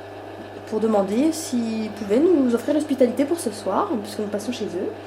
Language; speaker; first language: French; native; French